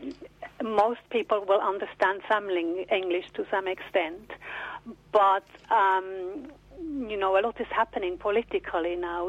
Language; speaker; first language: English; non-native, fluent; German